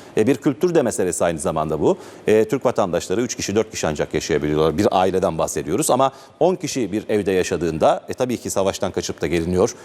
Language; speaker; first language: Turkish; native; Turkish